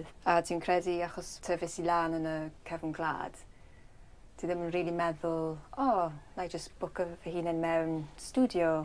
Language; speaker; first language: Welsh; early bilingual, other home language; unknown